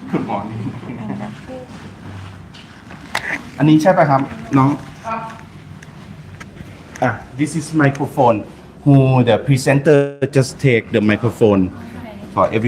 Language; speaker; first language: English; non-native, learner; Thai